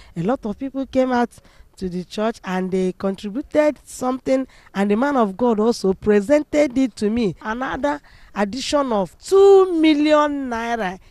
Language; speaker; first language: English; non-native, local second language; Igbo